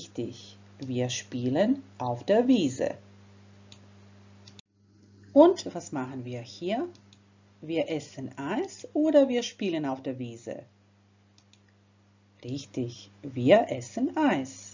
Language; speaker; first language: German; non-native, fluent; Croatian